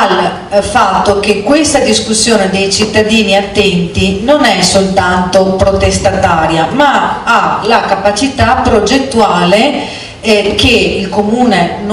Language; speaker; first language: Italian; native; Italian